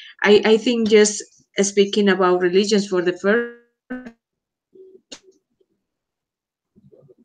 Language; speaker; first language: English; non-native, fluent; Spanish